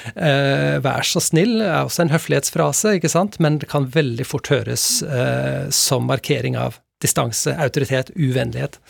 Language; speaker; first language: Norwegian; native; Norwegian